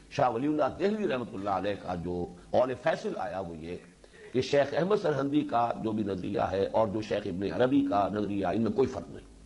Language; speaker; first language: Urdu; native; Urdu